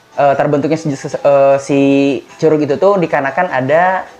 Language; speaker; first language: Indonesian; native; Indonesian